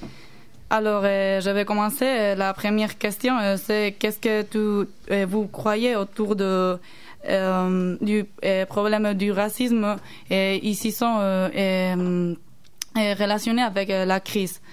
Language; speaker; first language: French; non-native, learner; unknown